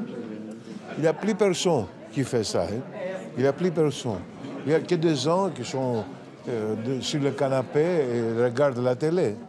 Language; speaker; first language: French; non-native, fluent; Greek